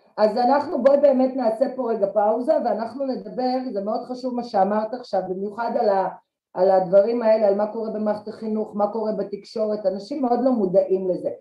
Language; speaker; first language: Hebrew; early bilingual, other home language; Russian